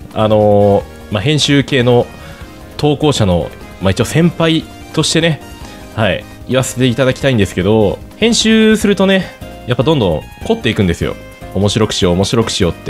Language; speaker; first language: Japanese; native; Japanese